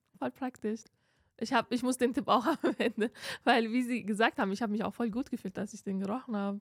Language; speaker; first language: German; early bilingual, other home language; Kurdish